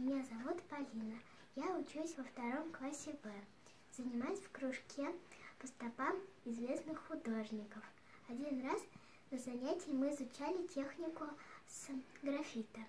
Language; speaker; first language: Russian; native; Russian